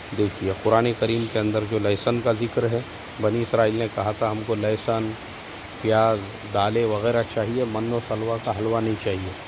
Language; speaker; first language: Hindi; native; Hindi